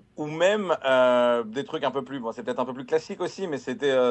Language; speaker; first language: French; native; French